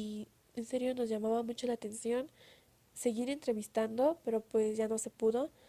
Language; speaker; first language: Spanish; native; Spanish